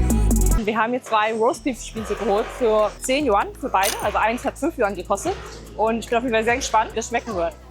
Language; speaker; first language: German; native; German